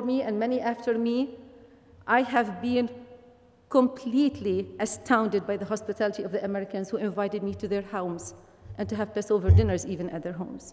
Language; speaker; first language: English; non-native, fluent; Arabic